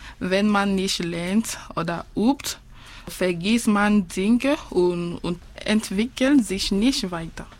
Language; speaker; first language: German; non-native, fluent; French